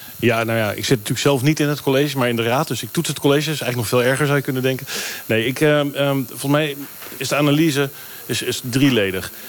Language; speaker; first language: Dutch; native; Dutch